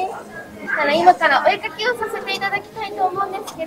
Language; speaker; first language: Japanese; native; Japanese